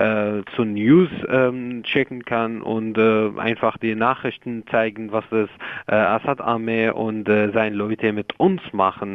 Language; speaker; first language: German; non-native, learner; Arabic